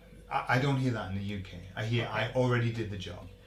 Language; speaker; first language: English; native; English